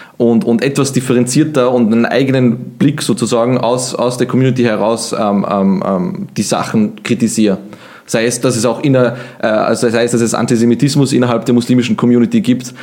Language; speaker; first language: German; early bilingual, other home language; Bosnian